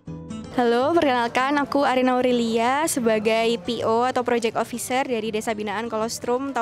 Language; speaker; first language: Indonesian; native; Indonesian